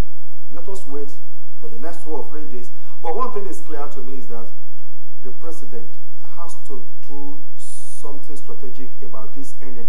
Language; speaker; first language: English; non-native, local second language; Yoruba